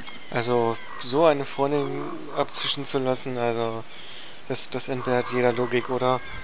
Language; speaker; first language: German; native; German